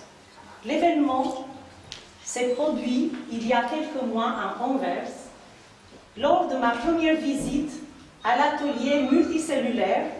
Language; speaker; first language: French; native; French